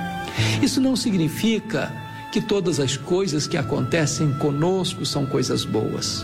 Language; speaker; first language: Portuguese; native; Portuguese